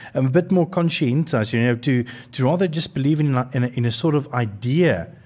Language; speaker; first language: English; non-native, local second language; Afrikaans